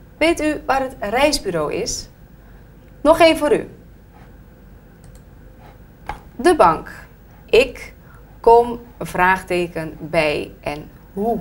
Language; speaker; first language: Dutch; native; Dutch